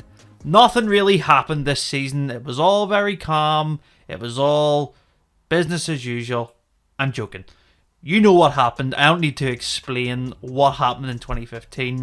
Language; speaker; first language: English; native; English